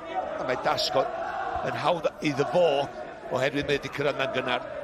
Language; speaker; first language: Welsh; native; Welsh